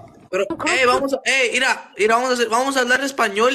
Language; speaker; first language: Spanish; early bilingual, other home language; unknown